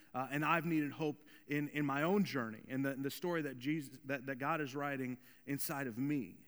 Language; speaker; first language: English; native; English